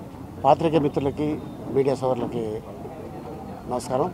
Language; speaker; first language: Telugu; native; Telugu